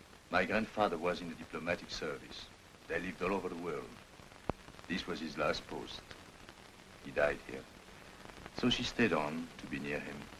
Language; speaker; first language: English; non-native, fluent; French